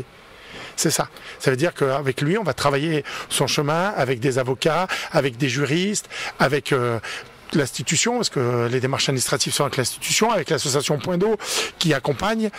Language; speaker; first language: French; native; French